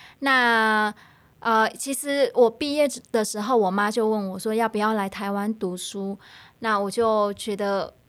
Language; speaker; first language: Chinese; non-native, fluent; Vietnamese